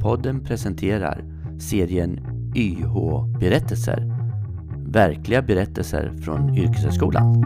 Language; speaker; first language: Swedish; native; Swedish